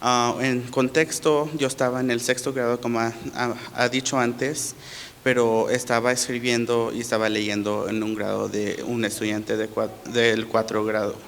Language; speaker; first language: Spanish; early bilingual, heritage; Spanish